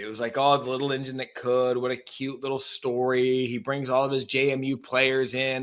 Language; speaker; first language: English; native; English